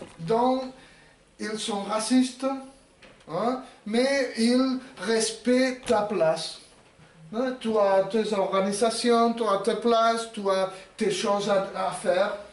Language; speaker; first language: French; non-native, learner; Spanish